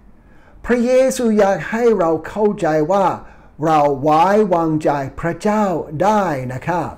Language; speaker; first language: Thai; non-native, fluent; English